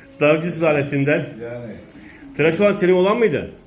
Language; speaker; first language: Turkish; native; Turkish